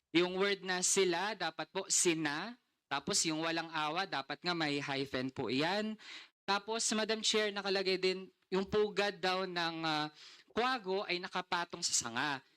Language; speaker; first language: Filipino; native; Filipino